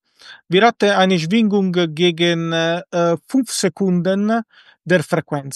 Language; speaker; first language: German; non-native, fluent; Italian